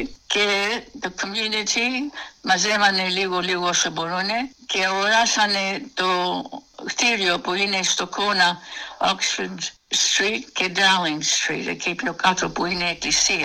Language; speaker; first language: Greek; early bilingual, heritage; Greek